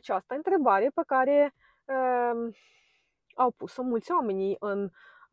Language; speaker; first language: Romanian; non-native, fluent; Ukrainian